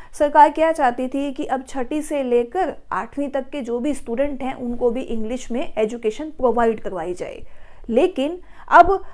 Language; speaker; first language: Hindi; native; Hindi